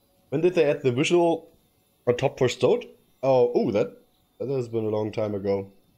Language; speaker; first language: English; non-native, fluent; German